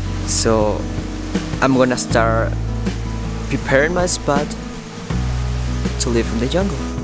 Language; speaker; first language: English; non-native, fluent; Spanish